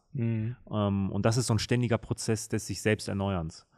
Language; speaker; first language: German; native; German